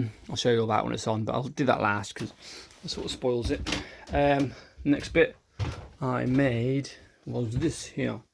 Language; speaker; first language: English; native; English